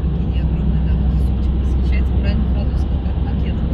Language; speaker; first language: Russian; native; Russian